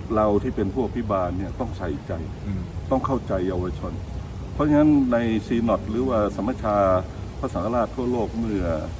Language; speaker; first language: Thai; native; Thai